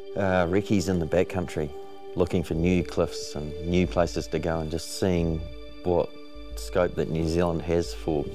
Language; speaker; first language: English; native; English